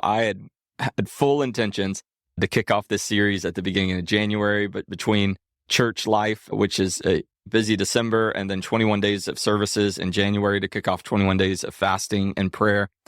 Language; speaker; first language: English; native; English